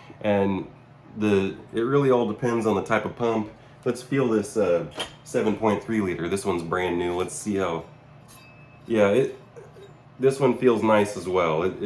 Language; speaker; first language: English; native; English